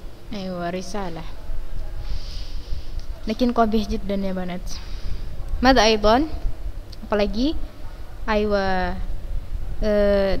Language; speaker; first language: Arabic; non-native, fluent; Indonesian